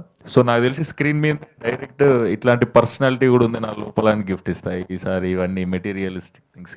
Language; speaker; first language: Telugu; native; Telugu